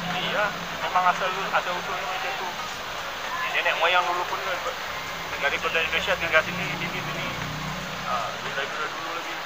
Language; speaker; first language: Malay; native; Malay